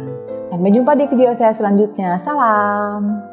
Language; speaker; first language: Indonesian; native; Indonesian